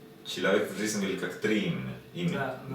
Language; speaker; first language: Russian; non-native, learner; Spanish